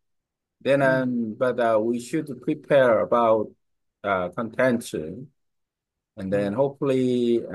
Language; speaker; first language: English; non-native, learner; Korean